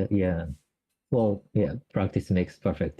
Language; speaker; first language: English; non-native, fluent; Japanese